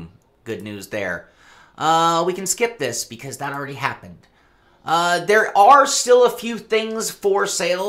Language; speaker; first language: English; native; English